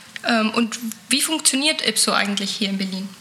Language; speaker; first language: German; non-native, fluent; Arabic